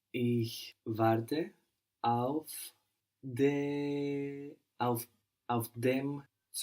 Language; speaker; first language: German; non-native, learner; English